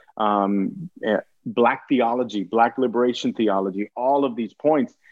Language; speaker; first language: English; native; English